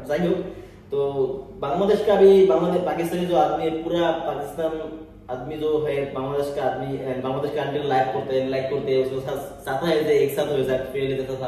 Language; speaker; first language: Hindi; non-native, learner; Bangla